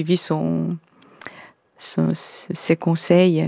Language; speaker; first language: French; non-native, fluent; Korean